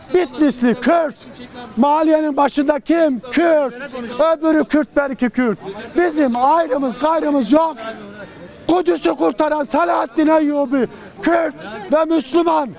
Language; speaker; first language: Turkish; native; Turkish